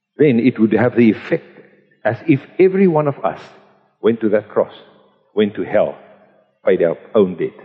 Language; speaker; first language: English; non-native, local second language; Afrikaans